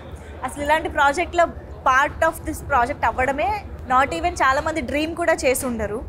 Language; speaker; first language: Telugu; native; Telugu